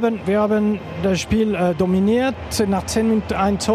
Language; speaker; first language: German; non-native, local second language; French